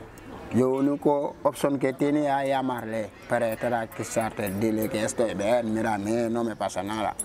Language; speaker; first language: Spanish; non-native, local second language; Wolof